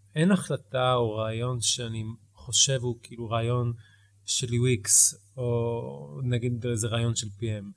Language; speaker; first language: Hebrew; early bilingual, heritage; Hebrew